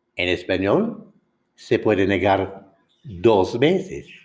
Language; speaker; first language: Spanish; non-native, fluent; English